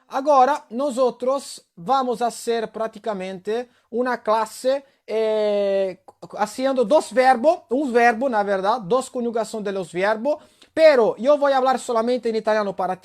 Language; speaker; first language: Spanish; non-native, learner; Italian